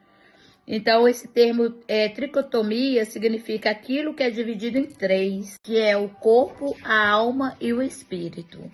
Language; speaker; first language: Portuguese; native; Portuguese